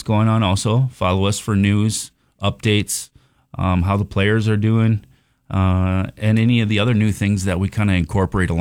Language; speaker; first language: English; native; English